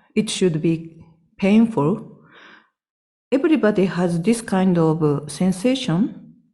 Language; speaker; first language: English; non-native, learner; Japanese